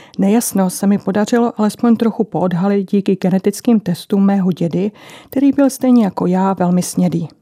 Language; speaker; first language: Czech; native; Czech